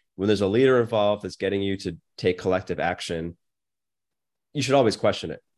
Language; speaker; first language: English; native; English